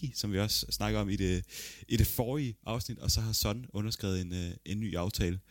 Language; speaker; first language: Danish; early bilingual, other home language; Italian